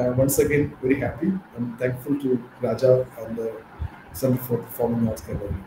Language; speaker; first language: English; non-native, local second language; Malayalam